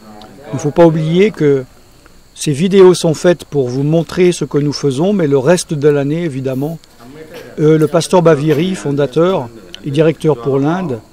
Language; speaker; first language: French; native; French